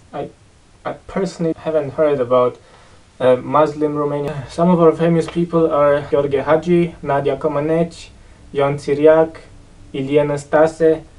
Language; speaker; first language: English; non-native, fluent; Romanian